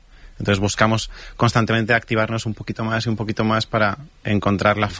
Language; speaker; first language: Spanish; native; Spanish